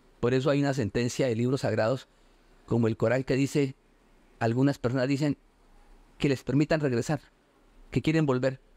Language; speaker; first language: Spanish; native; Spanish